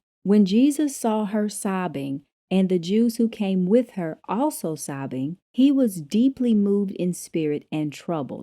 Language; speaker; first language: English; native; English